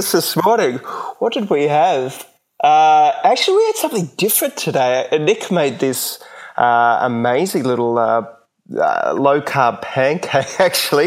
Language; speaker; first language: English; native; English